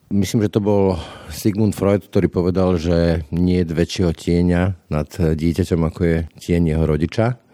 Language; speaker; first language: Slovak; native; Slovak